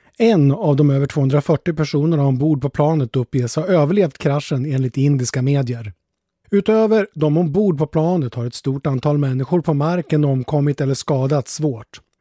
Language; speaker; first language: Swedish; native; Swedish